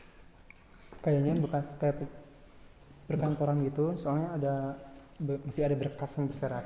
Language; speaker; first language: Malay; non-native, local second language; Sundanese